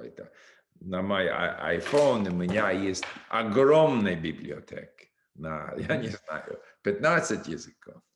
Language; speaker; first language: Russian; non-native, learner; English